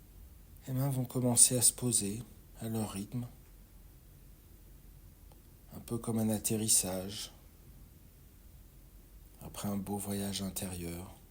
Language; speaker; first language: French; native; French